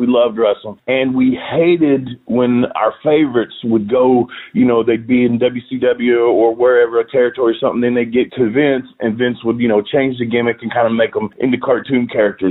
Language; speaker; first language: English; native; English